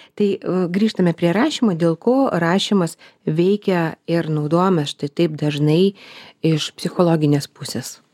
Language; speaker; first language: Lithuanian; non-native, local second language; Russian